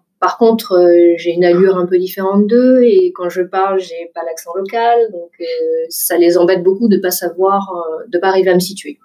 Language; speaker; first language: French; early bilingual, other home language; Vietnamese